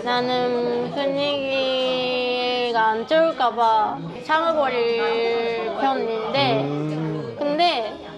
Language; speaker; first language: Korean; non-native, fluent; Japanese